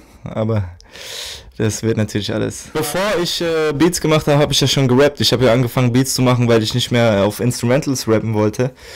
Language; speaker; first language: German; native; German